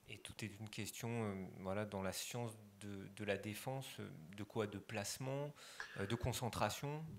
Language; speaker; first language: French; native; French